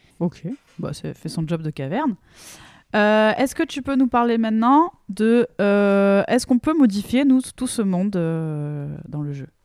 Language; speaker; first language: French; native; French